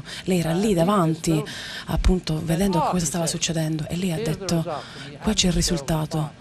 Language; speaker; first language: Italian; native; Italian